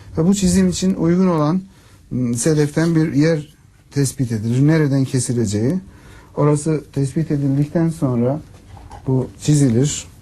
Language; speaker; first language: Turkish; native; Turkish